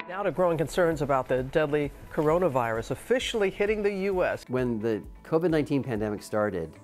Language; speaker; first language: English; native; English